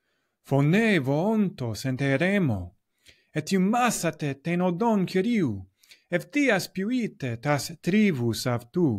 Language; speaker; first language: Greek; non-native, fluent; English